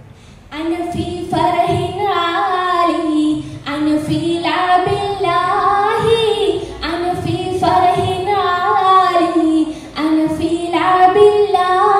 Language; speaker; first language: Arabic; non-native, learner; Malayalam